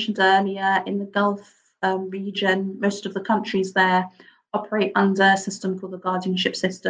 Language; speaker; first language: English; native; English